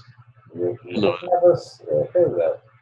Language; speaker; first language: English; non-native, learner; Polish